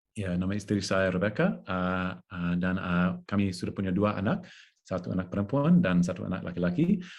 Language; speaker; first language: Indonesian; non-native, learner; English